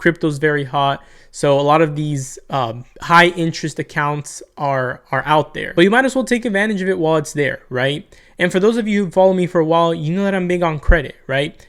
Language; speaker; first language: English; native; English